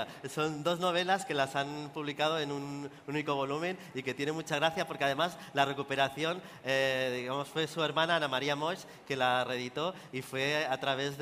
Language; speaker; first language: Spanish; native; Spanish